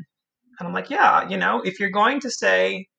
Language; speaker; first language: English; native; English